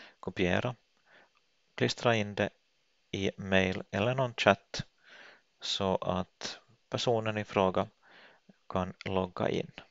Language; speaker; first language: Swedish; native; Swedish